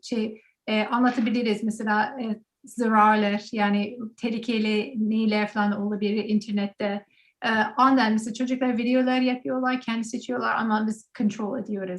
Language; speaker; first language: Turkish; non-native, learner; English